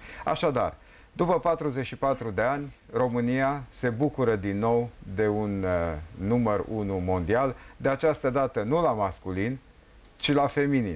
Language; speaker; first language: Romanian; native; Romanian